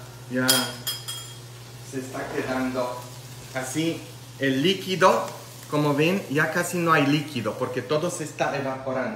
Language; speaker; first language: Spanish; non-native, fluent; Polish